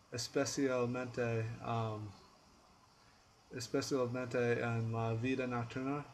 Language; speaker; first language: Spanish; non-native, learner; English